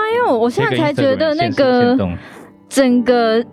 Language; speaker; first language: Chinese; native; Chinese